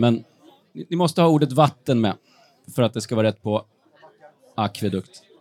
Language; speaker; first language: Swedish; native; Swedish